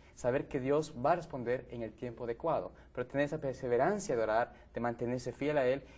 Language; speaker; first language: Spanish; native; Spanish